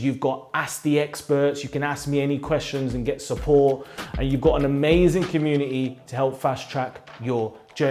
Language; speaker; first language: English; native; English